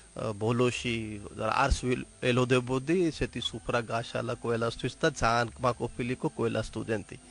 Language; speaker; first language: Georgian; non-native, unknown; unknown